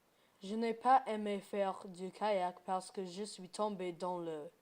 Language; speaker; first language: French; non-native, learner; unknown